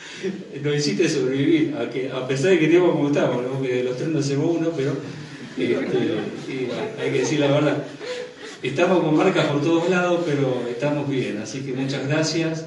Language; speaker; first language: Spanish; native; Spanish